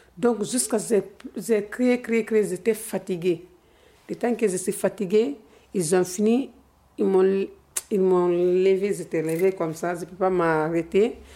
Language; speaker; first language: French; non-native, local second language; Fula